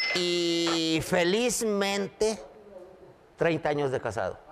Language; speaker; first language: Spanish; native; Spanish